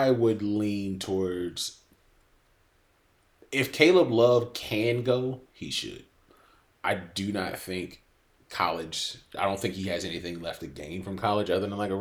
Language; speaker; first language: English; native; English